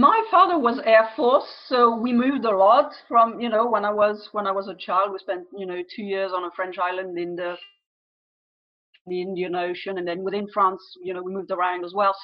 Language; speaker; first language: English; non-native, fluent; French